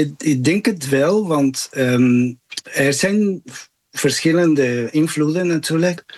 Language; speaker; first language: Dutch; non-native, fluent; Spanish